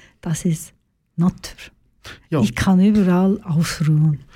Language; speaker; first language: German; non-native, learner; Turkish